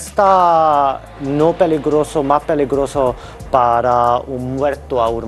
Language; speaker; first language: Spanish; non-native, learner; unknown